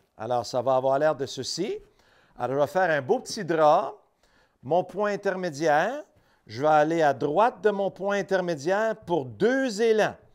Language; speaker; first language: French; native; French